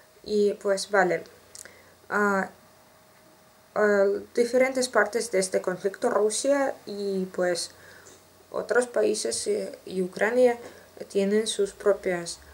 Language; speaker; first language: Spanish; non-native, learner; Russian